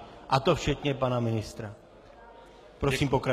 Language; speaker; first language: Czech; native; Czech